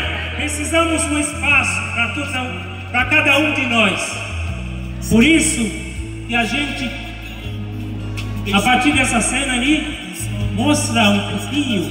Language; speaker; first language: Portuguese; non-native, fluent; Haitian Creole